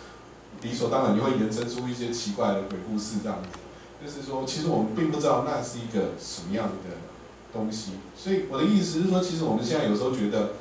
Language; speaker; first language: Chinese; native; Chinese